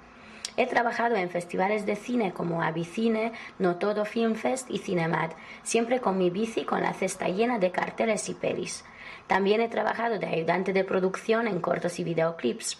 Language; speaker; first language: Spanish; non-native, fluent; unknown